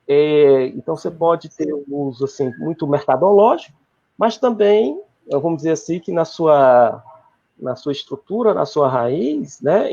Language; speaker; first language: Portuguese; native; Portuguese